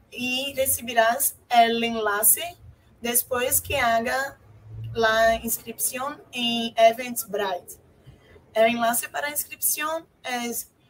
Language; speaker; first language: Spanish; non-native, fluent; Portuguese